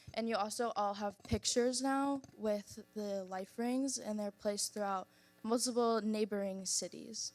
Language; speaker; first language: English; native; English